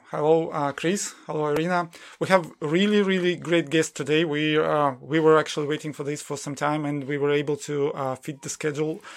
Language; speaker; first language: English; non-native, fluent; Russian